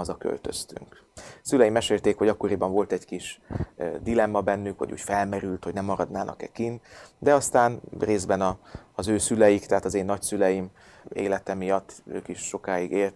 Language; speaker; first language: Hungarian; native; Hungarian